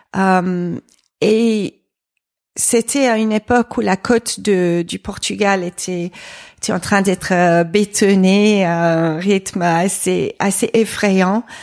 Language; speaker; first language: French; non-native, fluent; English